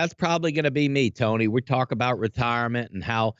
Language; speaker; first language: English; native; English